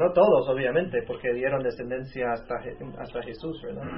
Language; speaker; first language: Spanish; native; Spanish